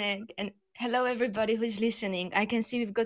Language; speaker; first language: English; non-native, fluent; Slovak